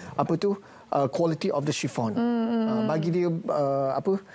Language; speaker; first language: Malay; native; Malay